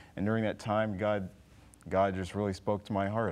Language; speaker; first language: English; native; English